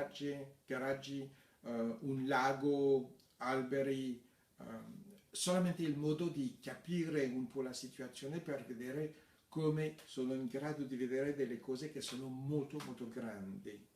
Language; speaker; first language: Italian; non-native, fluent; French